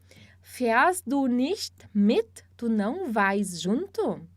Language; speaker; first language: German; non-native, fluent; Portuguese